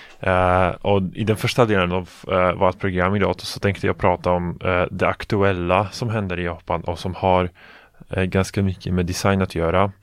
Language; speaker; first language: Swedish; non-native, fluent; Polish